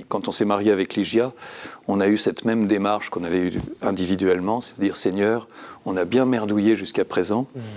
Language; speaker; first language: French; native; French